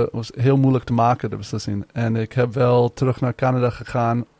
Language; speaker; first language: Dutch; non-native, learner; English